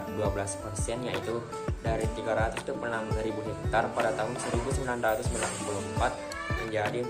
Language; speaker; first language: Indonesian; native; Indonesian